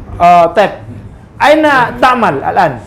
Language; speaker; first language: Arabic; non-native, fluent; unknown